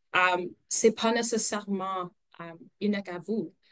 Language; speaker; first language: French; non-native, local second language; English